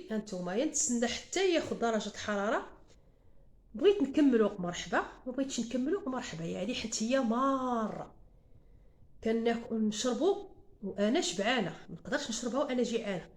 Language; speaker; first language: Arabic; native; Arabic